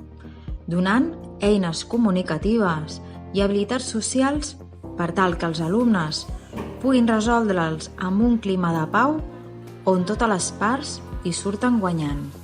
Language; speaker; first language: Catalan; native; Catalan